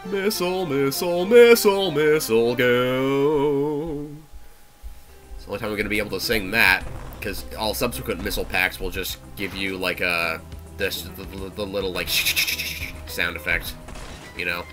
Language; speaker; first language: English; native; English